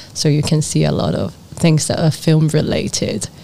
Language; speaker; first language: English; non-native, local second language; Cantonese